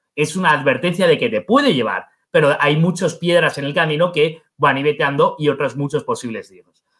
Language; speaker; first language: Spanish; native; Spanish